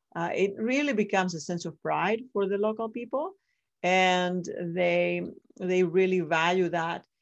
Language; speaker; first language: English; non-native, fluent; Greek